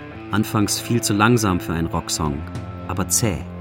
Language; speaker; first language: German; native; German